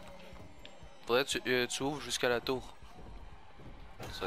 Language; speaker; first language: French; native; French